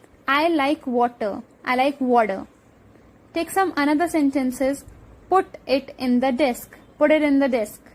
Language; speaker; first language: English; non-native, local second language; Hindi